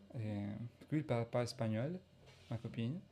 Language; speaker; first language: French; non-native, fluent; Spanish